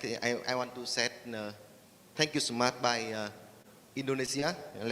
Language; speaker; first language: English; non-native, learner; Vietnamese